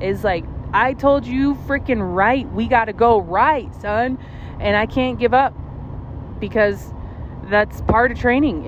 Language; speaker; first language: English; native; English